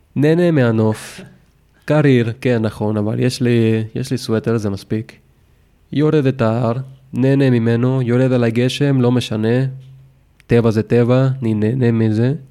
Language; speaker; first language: Hebrew; non-native, fluent; Spanish